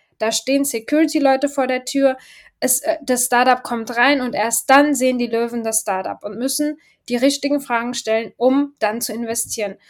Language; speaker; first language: German; early bilingual, other home language; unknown